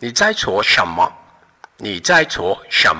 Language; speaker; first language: Chinese; non-native, fluent; Portuguese